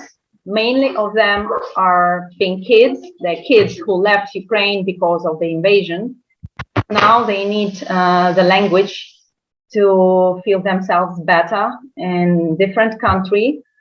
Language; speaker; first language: English; non-native, fluent; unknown